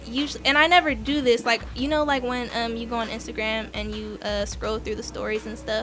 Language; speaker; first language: English; native; English